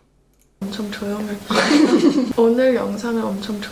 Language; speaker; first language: Korean; early bilingual, heritage; English